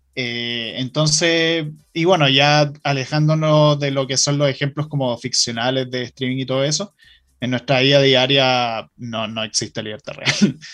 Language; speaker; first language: Spanish; native; Spanish